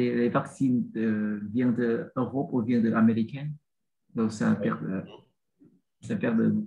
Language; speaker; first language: French; non-native, learner; Vietnamese